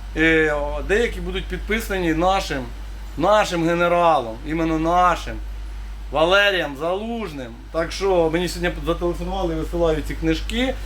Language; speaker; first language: Ukrainian; native; Ukrainian